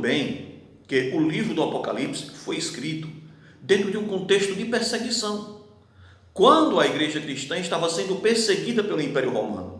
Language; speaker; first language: Portuguese; native; Portuguese